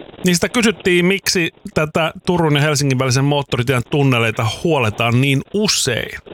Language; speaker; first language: Finnish; native; Finnish